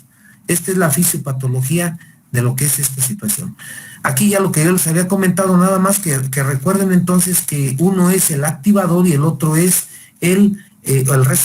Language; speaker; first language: Spanish; native; Spanish